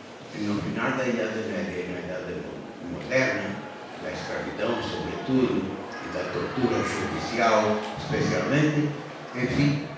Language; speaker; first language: Portuguese; native; Portuguese